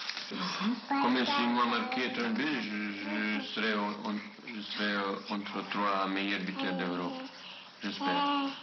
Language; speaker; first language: French; non-native, learner; Bosnian